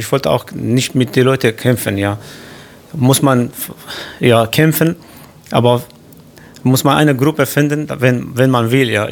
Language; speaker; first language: German; non-native, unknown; Kurdish